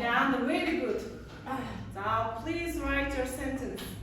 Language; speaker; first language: English; non-native, fluent; Mongolian